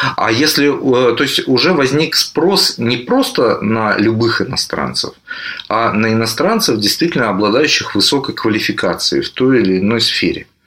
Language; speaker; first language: Russian; native; Russian